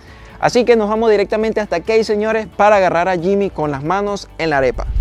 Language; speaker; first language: Spanish; native; Spanish